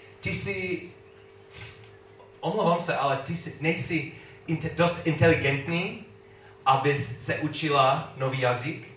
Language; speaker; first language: Czech; non-native, learner; English